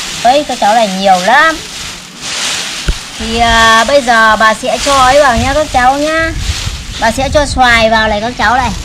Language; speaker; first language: Vietnamese; native; Vietnamese